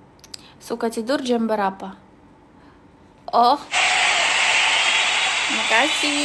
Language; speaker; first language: Indonesian; non-native, learner; Russian